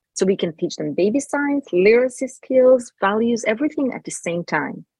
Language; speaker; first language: English; non-native, fluent; Hebrew